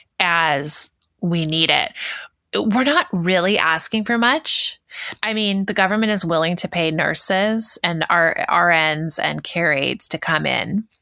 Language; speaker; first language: English; native; English